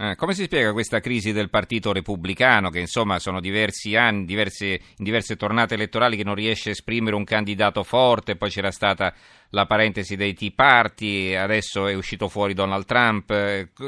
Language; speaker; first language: Italian; native; Italian